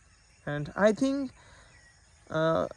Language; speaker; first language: English; non-native, learner; Bangla